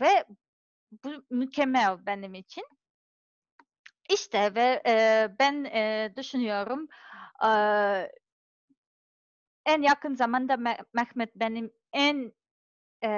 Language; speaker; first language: Turkish; non-native, learner; Serbian